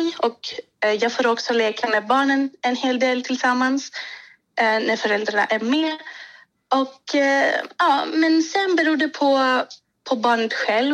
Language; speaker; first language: Swedish; non-native, fluent; Greek